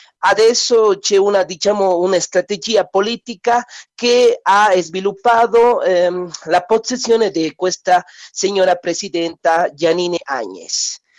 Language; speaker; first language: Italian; non-native, learner; Spanish